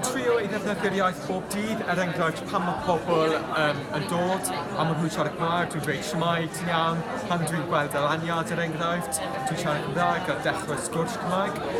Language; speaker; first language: Welsh; non-native, fluent; English